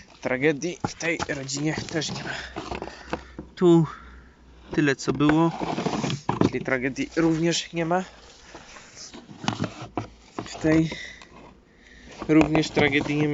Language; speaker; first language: Polish; native; Polish